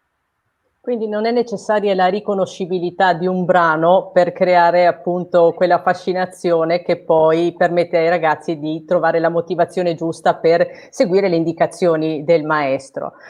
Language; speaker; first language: Italian; native; Italian